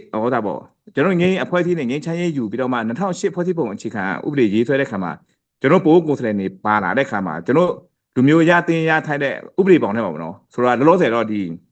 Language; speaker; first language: Burmese; non-native, local second language; Pa'o Karen